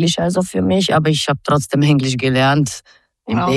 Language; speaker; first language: German; non-native, fluent; Croatian